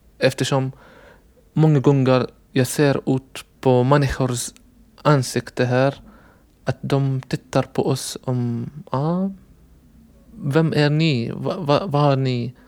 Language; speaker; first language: Swedish; non-native, learner; Arabic